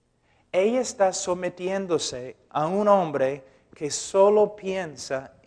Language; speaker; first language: Spanish; non-native, fluent; English